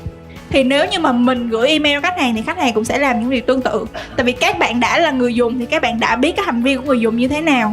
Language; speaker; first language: Vietnamese; native; Vietnamese